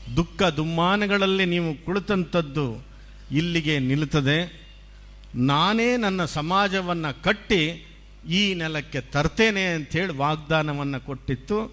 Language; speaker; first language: Kannada; non-native, local second language; Tulu